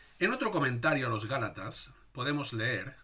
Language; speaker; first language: Spanish; native; Spanish